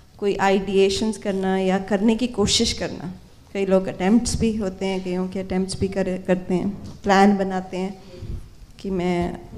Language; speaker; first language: Hindi; native; Hindi